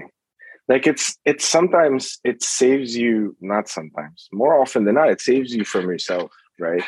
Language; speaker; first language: English; non-native, local second language; Filipino